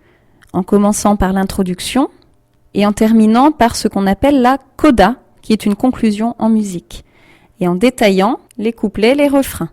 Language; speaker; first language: French; native; French